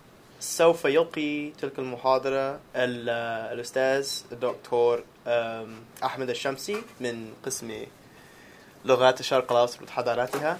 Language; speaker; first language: Arabic; non-native, fluent; English